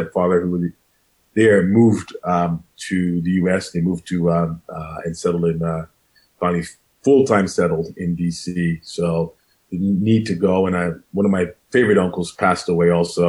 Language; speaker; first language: English; non-native, local second language; Krio